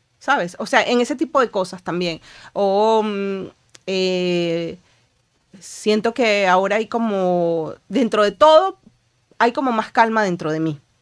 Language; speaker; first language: Spanish; native; Spanish